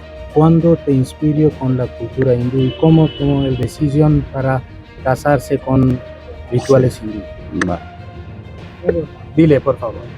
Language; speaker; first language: Spanish; non-native, learner; Hindi